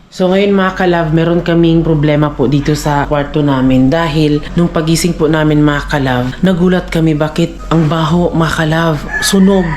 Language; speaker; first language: Filipino; non-native, local second language; Cebuano